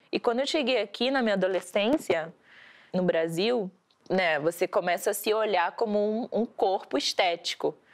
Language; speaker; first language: Portuguese; early bilingual, heritage; Portuguese